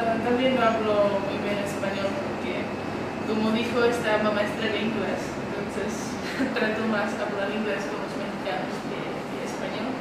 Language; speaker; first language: Spanish; non-native, learner; Czech